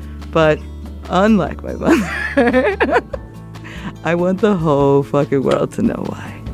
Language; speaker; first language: English; early bilingual, other home language; Spanish